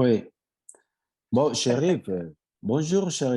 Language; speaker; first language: French; non-native, fluent; Spanish